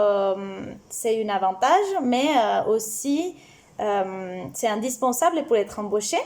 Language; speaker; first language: French; non-native, fluent; Spanish